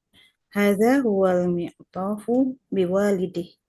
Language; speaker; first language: Arabic; non-native, learner; Indonesian